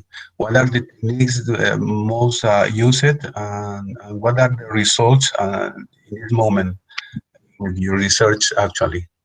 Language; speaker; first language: English; non-native, fluent; Spanish